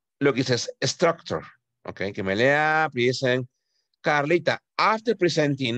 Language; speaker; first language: English; non-native, fluent; Spanish